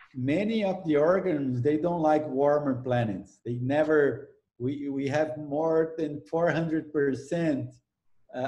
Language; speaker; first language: English; non-native, fluent; Portuguese